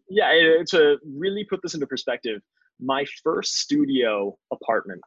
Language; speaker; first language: English; native; English